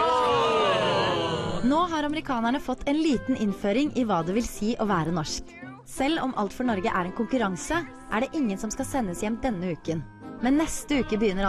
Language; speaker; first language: Norwegian; native; Norwegian